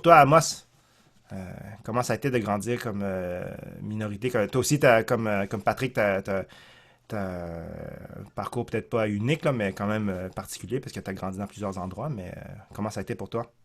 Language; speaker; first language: French; native; French